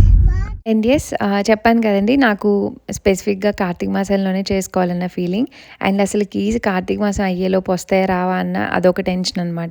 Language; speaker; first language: Telugu; native; Telugu